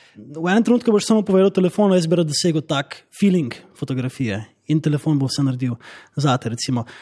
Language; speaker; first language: Slovenian; native; Slovenian